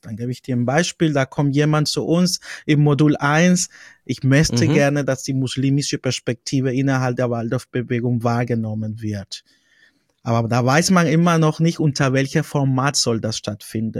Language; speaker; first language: German; non-native, fluent; Spanish